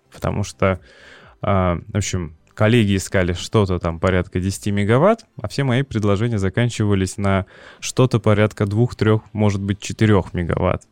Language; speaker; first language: Russian; native; Russian